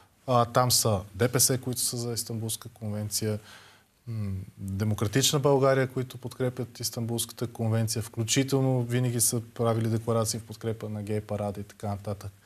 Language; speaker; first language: Bulgarian; native; Bulgarian